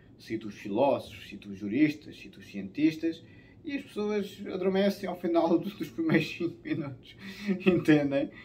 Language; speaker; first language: Portuguese; native; Portuguese